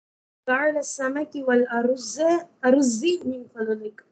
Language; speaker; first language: Arabic; non-native, learner; Tamil